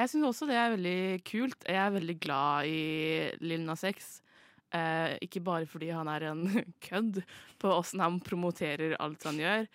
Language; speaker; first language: Norwegian; native; Norwegian